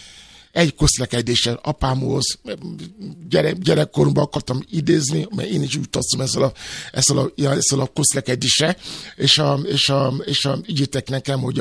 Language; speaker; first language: Hungarian; non-native, fluent; Yoruba